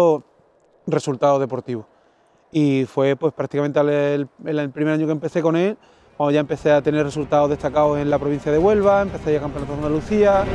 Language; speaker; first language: Spanish; native; Spanish